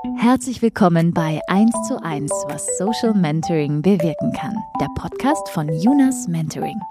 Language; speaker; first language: German; native; German